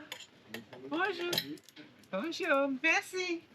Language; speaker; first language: French; non-native, learner; English